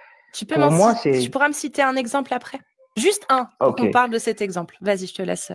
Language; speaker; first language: French; native; French